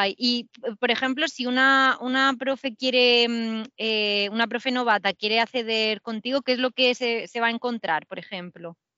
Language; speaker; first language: Spanish; native; Spanish